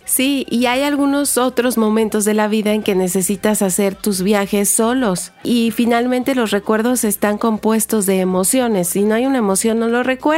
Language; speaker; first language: Spanish; native; Spanish